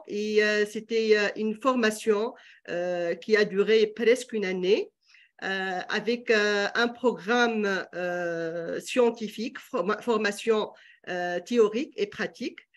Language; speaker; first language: French; non-native, local second language; Arabic